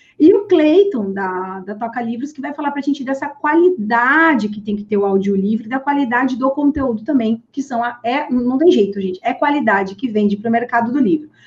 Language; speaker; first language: Portuguese; native; Portuguese